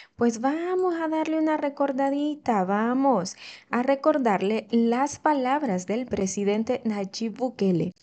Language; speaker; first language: Spanish; native; Spanish